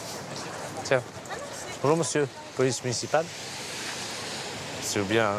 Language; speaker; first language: French; native; French